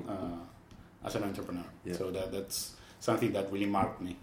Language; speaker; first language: English; non-native, fluent; Spanish